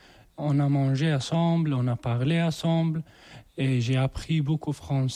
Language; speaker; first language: French; non-native, learner; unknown